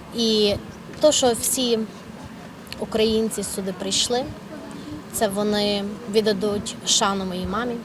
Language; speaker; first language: Ukrainian; native; Ukrainian